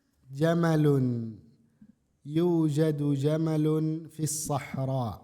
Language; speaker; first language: Arabic; non-native, fluent; Indonesian